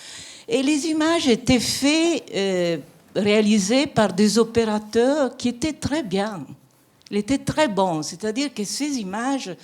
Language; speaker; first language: French; non-native, fluent; Italian